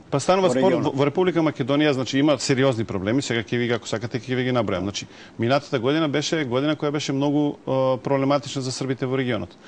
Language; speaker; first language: Macedonian; non-native, local second language; Serbian